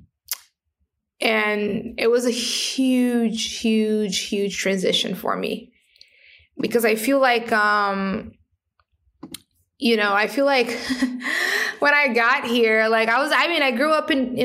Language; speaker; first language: English; non-native, fluent; Portuguese